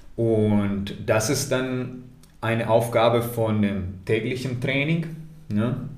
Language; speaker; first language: German; non-native, fluent; Italian